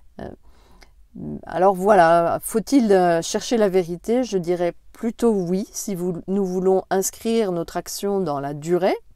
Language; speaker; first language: French; native; French